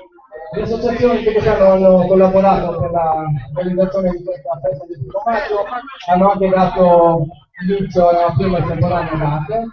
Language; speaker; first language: Italian; native; Italian